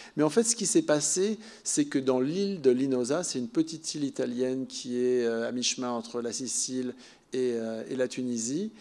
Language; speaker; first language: French; native; French